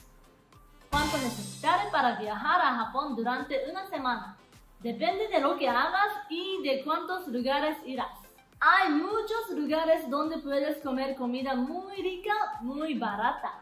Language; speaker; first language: Spanish; non-native, learner; Japanese